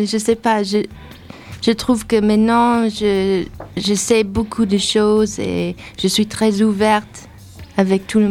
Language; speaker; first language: French; non-native, fluent; English